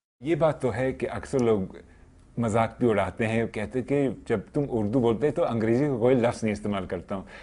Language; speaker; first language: Urdu; non-native, fluent; English